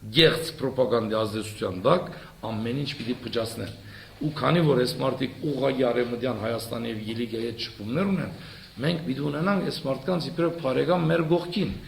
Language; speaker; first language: Armenian; early bilingual, heritage; Armenian